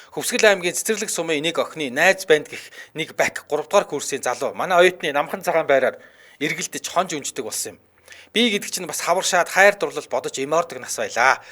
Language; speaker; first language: Mongolian; native; Mongolian